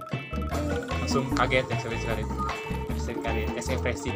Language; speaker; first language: Indonesian; non-native, local second language; Sundanese